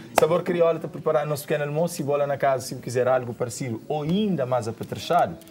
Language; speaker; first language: Portuguese; non-native, local second language; Kabuverdianu